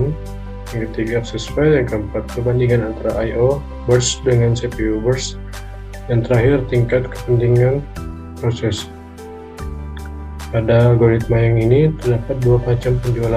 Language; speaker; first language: Indonesian; native; Indonesian